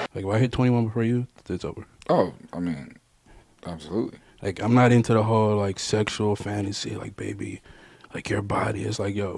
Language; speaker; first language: English; native; English